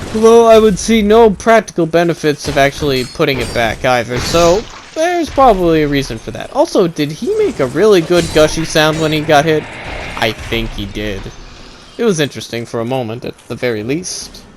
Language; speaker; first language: English; native; English